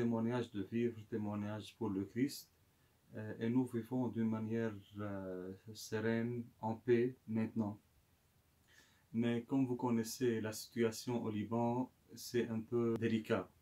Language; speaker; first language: French; non-native, local second language; Arabic